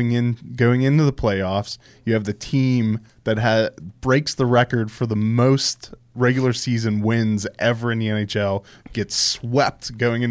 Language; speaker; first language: English; native; English